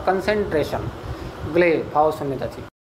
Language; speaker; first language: Hindi; native; Hindi